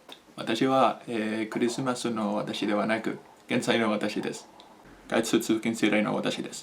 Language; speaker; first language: Japanese; non-native, learner; Spanish